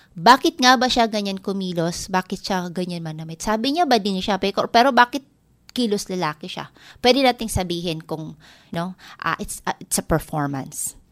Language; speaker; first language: Filipino; non-native, local second language; Waray